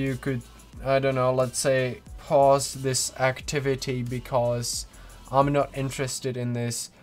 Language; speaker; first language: English; non-native, fluent; Czech